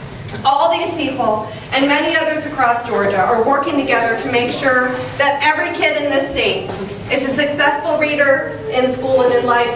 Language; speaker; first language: English; native; English